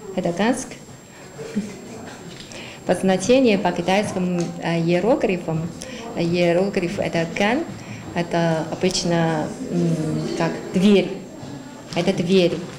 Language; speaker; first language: Russian; non-native, learner; Chinese